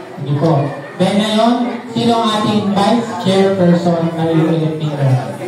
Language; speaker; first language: Filipino; native; Filipino